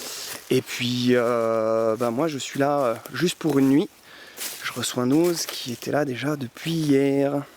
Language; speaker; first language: French; native; French